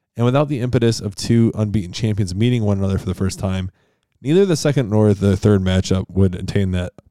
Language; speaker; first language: English; native; English